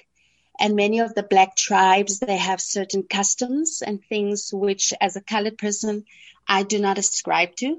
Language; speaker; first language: English; non-native, local second language; Afrikaans